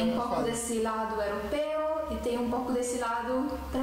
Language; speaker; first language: Portuguese; non-native, fluent; Estonian